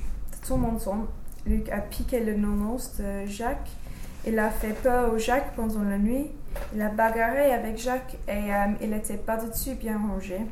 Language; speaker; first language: French; non-native, learner; English